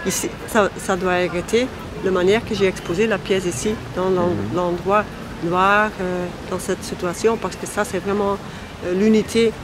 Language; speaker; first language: French; non-native, local second language; Dutch